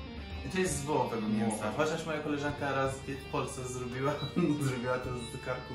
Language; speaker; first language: Polish; non-native, fluent; Persian